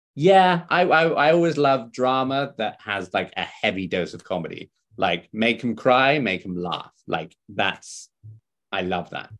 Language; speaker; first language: English; native; English